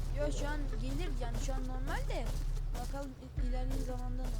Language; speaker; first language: Turkish; native; Turkish